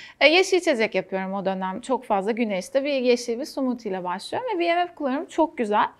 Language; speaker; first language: Turkish; native; Turkish